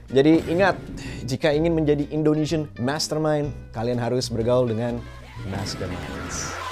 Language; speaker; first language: Indonesian; native; Indonesian